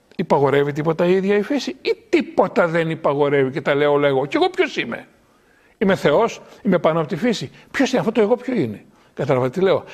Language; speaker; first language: Greek; native; Greek